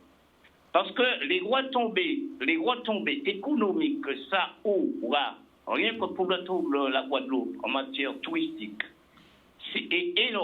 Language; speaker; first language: French; native; French